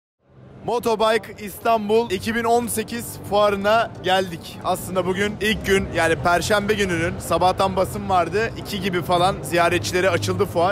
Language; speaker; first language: Turkish; native; Turkish